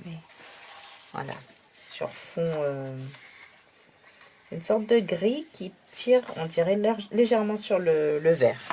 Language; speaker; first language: French; native; French